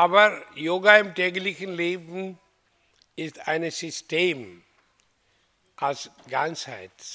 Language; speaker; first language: German; non-native, fluent; Hindi